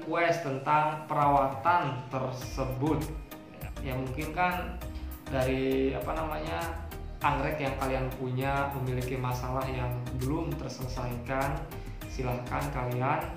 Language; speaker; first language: Indonesian; native; Indonesian